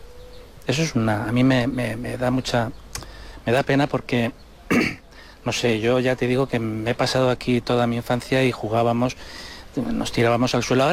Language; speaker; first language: Spanish; native; Spanish